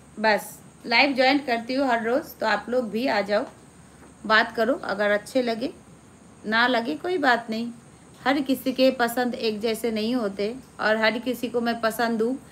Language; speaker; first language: Hindi; non-native, local second language; Bangla